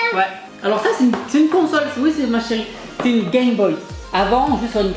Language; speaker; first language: French; native; French